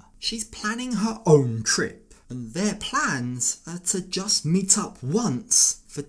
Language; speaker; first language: English; native; English